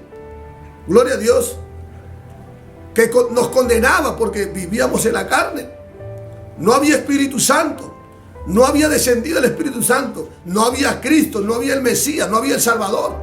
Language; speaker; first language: Spanish; native; Spanish